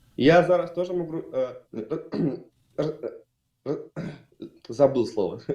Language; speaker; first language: Ukrainian; non-native, learner; Russian